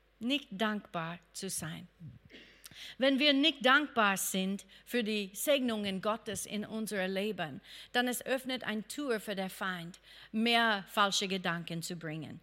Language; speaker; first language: German; non-native, fluent; English